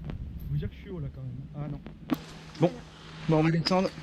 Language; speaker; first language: French; native; French